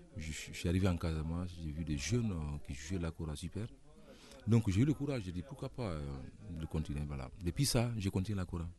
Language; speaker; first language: French; non-native, local second language; Mandingo